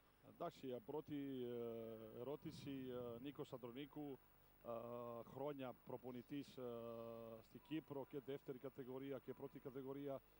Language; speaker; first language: Greek; non-native, fluent; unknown